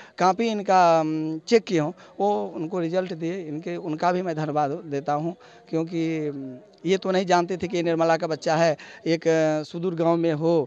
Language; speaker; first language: Hindi; non-native, local second language; Maithili